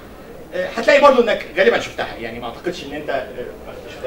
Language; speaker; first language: Arabic; native; Arabic